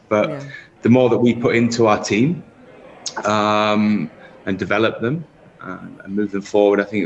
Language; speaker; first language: English; native; English